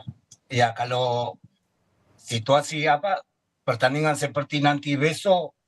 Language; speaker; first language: Indonesian; non-native, fluent; Spanish